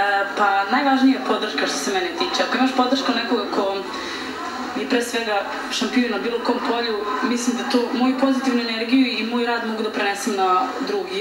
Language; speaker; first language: Serbian; native; Serbian